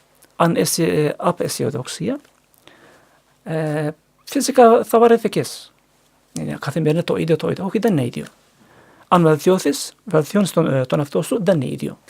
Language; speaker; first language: Greek; non-native, learner; Turkish